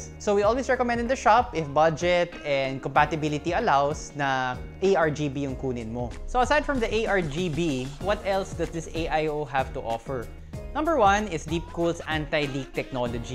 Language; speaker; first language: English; non-native, local second language; Filipino